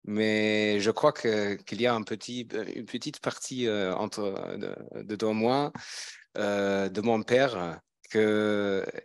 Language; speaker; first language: French; non-native, fluent; German